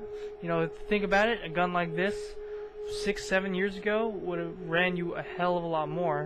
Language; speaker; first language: English; native; English